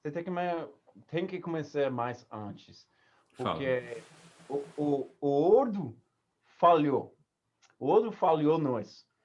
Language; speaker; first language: Portuguese; non-native, learner; English